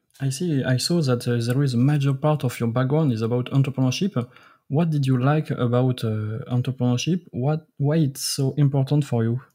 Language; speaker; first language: English; non-native, learner; French